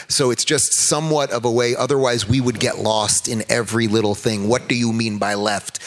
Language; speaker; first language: English; native; English